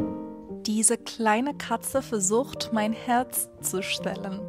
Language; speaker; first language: German; non-native, fluent; Persian